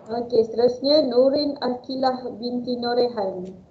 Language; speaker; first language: Malay; native; Malay